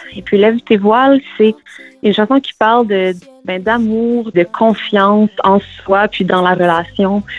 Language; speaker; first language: French; native; French